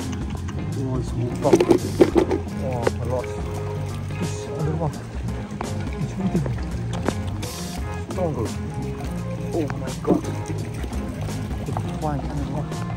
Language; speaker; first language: English; non-native, learner; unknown